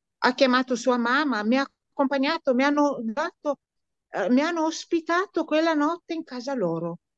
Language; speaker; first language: Italian; non-native, fluent; Romanian